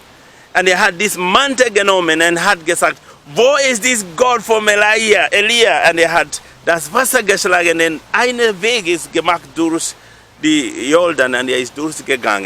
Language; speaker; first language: German; non-native, learner; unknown